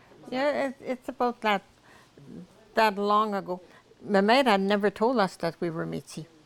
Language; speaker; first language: English; non-native, local second language; French